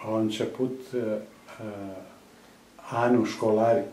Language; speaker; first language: Romanian; non-native, local second language; Serbian